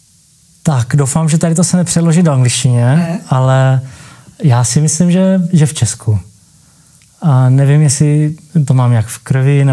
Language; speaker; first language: Czech; early bilingual, heritage; Czech